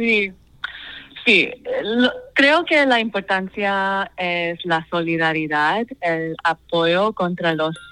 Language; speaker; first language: Spanish; non-native, fluent; English